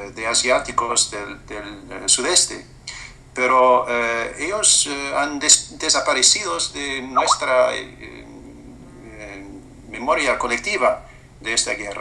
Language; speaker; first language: Spanish; non-native, fluent; English